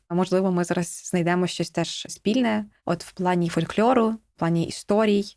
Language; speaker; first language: Ukrainian; native; Ukrainian